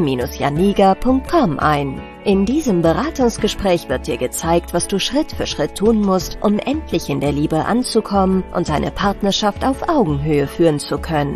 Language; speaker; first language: German; native; German